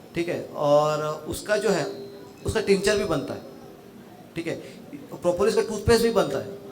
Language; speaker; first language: Hindi; non-native, local second language; Marathi